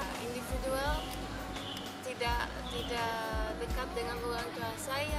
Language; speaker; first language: Indonesian; non-native, learner; Dutch